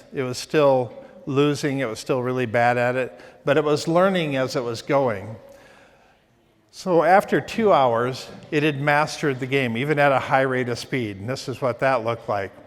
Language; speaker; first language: English; native; English